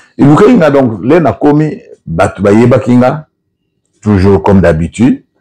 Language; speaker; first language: Lingala; non-native, local second language; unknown